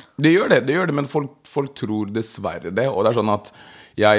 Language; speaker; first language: Norwegian; native; Norwegian